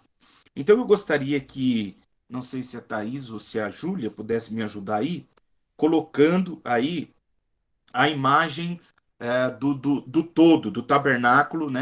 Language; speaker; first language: Portuguese; native; Portuguese